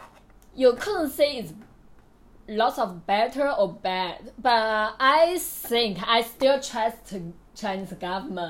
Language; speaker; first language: English; non-native, learner; Chinese